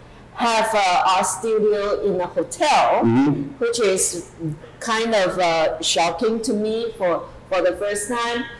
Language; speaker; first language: English; non-native, fluent; Chinese